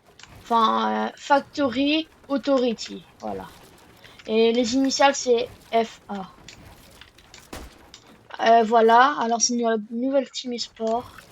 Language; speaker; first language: French; native; French